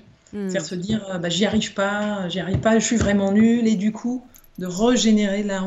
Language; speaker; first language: French; native; French